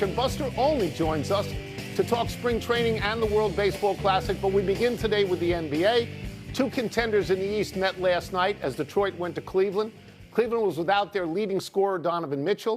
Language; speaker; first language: English; native; English